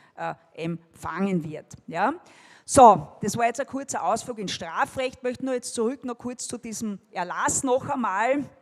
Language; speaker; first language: German; native; German